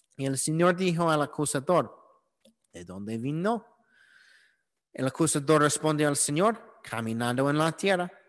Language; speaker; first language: Spanish; non-native, learner; English